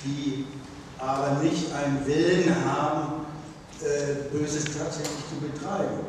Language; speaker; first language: German; native; German